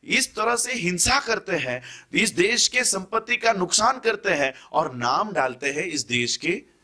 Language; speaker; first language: Hindi; non-native, local second language; Marathi